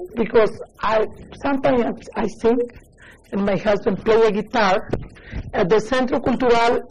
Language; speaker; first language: English; non-native, learner; Spanish